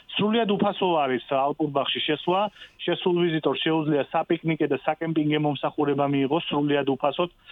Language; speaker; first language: Georgian; native; Georgian